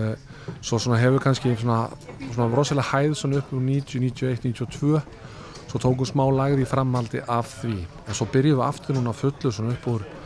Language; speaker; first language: Icelandic; native; Icelandic